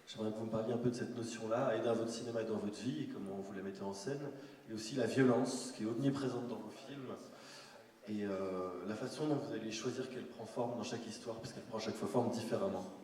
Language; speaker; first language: French; native; French